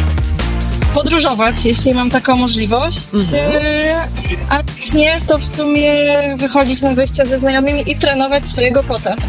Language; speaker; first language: Polish; native; Polish